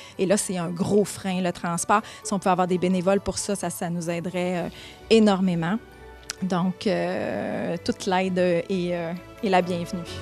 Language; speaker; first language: French; native; French